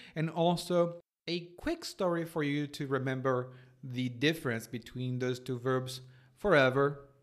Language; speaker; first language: English; non-native, fluent; Portuguese